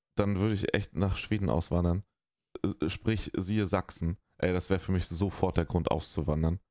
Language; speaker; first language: German; native; German